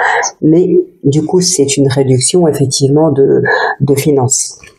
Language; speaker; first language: French; native; French